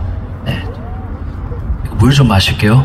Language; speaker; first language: Korean; non-native, fluent; English